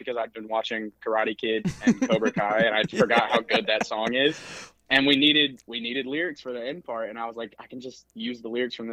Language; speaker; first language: English; native; English